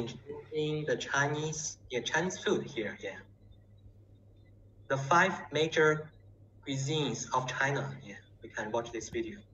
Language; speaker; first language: English; non-native, learner; Chinese